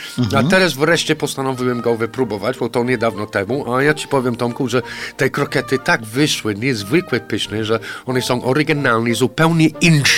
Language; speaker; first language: Polish; non-native, fluent; English